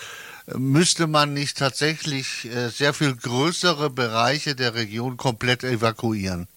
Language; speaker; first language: German; native; German